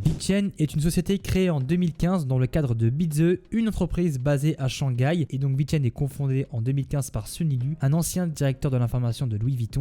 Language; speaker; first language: French; native; French